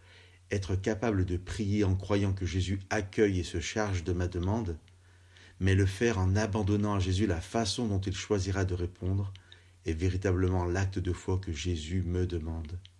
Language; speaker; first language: French; native; French